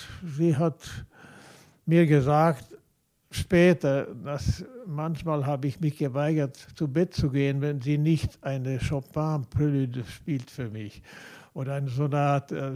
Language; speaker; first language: German; non-native, fluent; Swedish